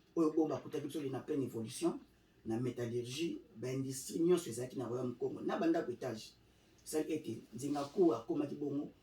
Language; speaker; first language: Lingala; non-native, local second language; Kongo